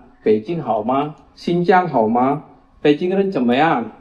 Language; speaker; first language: Chinese; non-native, fluent; Indonesian